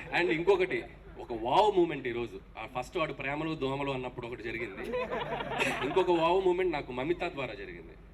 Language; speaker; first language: Telugu; native; Telugu